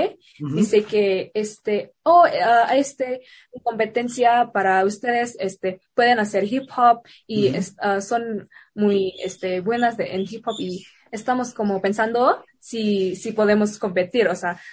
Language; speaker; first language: Spanish; non-native, fluent; Indonesian